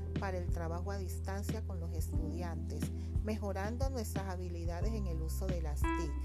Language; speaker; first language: Spanish; native; Spanish